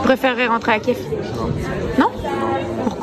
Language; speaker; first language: French; native; French